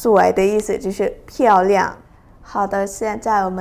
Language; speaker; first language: Chinese; non-native, fluent; Thai